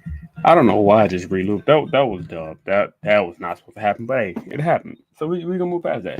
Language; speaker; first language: English; native; English